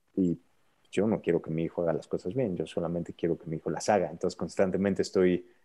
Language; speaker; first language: Spanish; native; Spanish